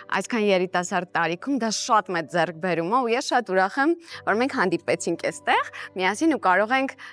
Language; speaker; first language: Armenian; native; Armenian